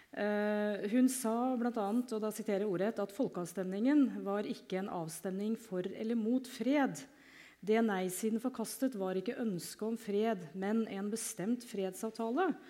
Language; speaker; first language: Norwegian; native; Norwegian